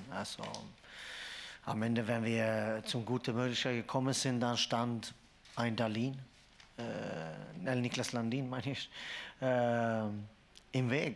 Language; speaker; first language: German; non-native, fluent; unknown